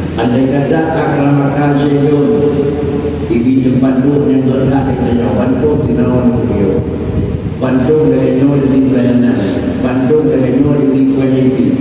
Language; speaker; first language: Malay; non-native, local second language; Achinese